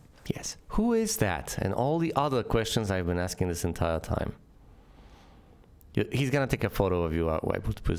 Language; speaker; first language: English; native; English